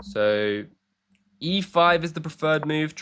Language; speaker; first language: English; native; English